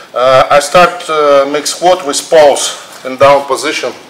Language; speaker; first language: English; non-native, learner; Russian